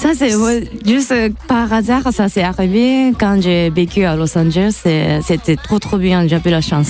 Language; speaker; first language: French; non-native, fluent; Japanese